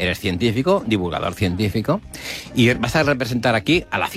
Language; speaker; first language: Spanish; native; Spanish